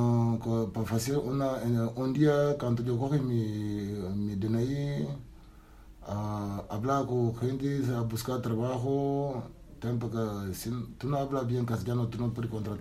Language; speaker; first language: Spanish; non-native, learner; Wolof